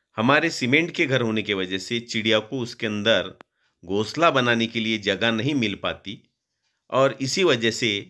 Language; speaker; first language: Hindi; non-native, local second language; Marathi